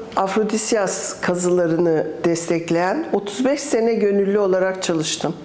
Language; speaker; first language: Turkish; early bilingual, other home language; English